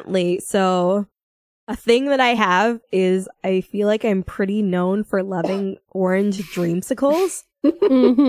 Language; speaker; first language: English; native; English